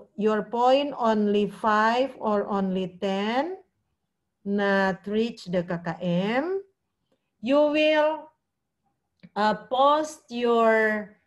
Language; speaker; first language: English; non-native, fluent; Indonesian